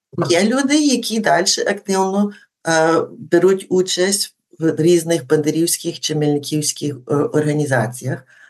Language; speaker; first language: Ukrainian; early bilingual, heritage; Ukrainian